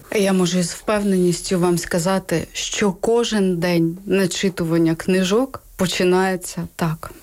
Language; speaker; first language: Ukrainian; native; Ukrainian